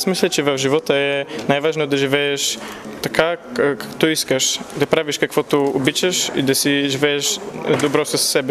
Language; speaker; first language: Bulgarian; early bilingual, heritage; Polish